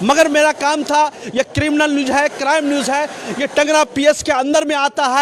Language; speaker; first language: Hindi; native; Hindi